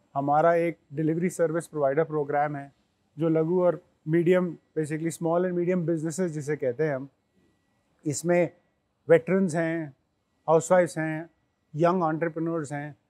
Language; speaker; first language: Hindi; native; Hindi